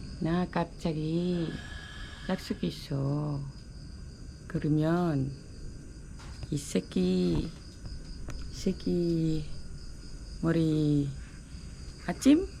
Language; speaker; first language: Korean; non-native, learner; Indonesian